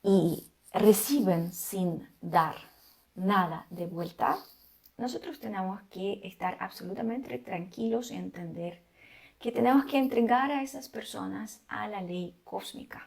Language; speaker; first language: Spanish; non-native, fluent; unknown